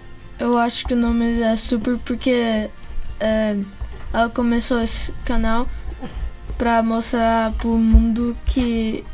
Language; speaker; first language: Portuguese; early bilingual, heritage; Portuguese